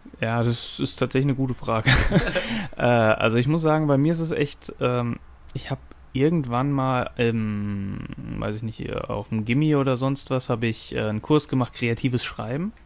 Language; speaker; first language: German; native; German